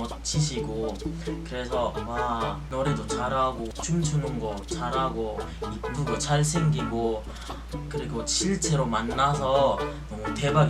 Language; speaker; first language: Korean; non-native, fluent; Filipino